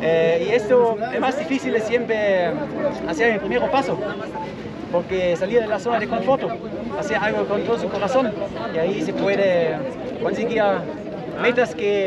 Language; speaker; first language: Spanish; non-native, fluent; German